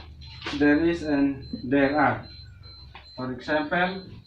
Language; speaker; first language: English; non-native, learner; Indonesian